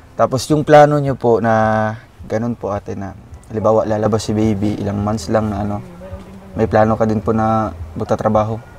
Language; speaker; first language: Filipino; non-native, local second language; Cebuano